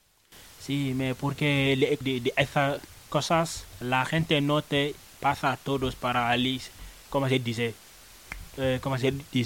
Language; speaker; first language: Spanish; non-native, learner; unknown